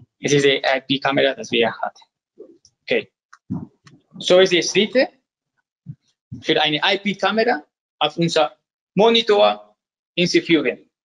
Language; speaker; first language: German; non-native, learner; Spanish